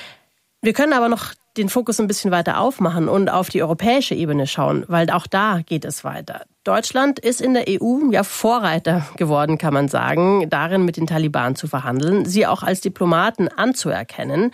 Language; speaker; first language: German; native; German